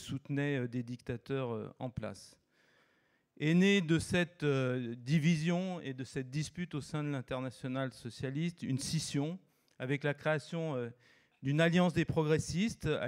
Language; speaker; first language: French; native; French